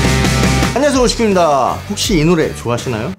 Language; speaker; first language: Korean; native; Korean